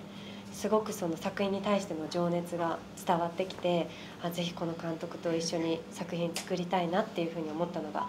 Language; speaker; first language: Japanese; native; Japanese